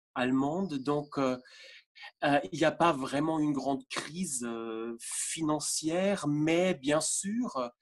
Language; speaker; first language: French; non-native, fluent; German